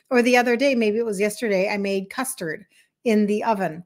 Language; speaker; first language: English; native; English